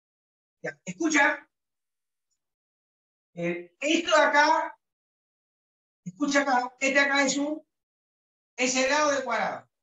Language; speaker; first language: Spanish; native; Spanish